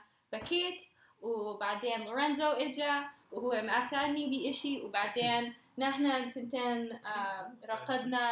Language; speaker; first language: Arabic; non-native, learner; English